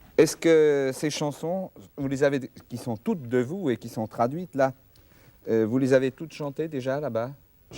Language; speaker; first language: French; native; French